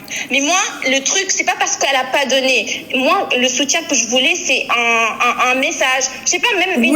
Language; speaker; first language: French; native; French